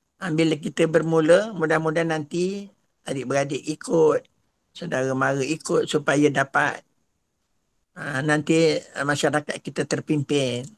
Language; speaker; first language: Malay; native; Malay